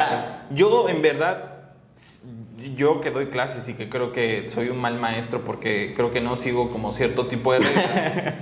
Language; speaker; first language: Spanish; native; Spanish